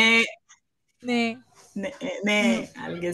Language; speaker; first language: Korean; non-native, learner; Spanish